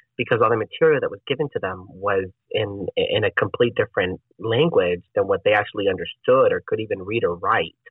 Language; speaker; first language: English; non-native, fluent; Spanish